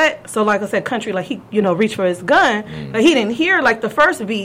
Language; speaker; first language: English; native; English